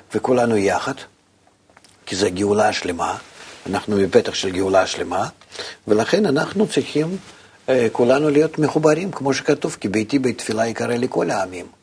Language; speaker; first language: Hebrew; non-native, fluent; Russian